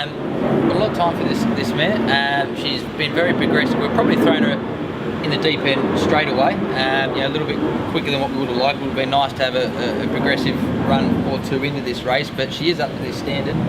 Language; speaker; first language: English; native; English